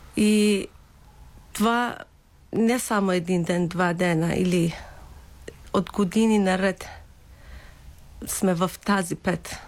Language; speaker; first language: Bulgarian; non-native, learner; Persian